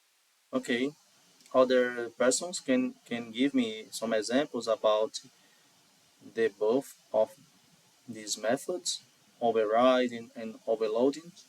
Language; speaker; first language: English; non-native, learner; Portuguese